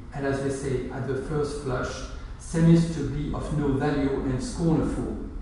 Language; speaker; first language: English; non-native, fluent; French